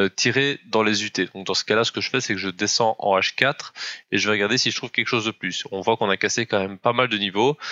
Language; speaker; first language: French; native; French